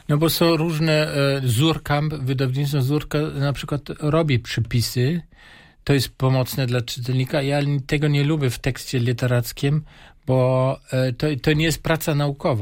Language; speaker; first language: Polish; non-native, fluent; German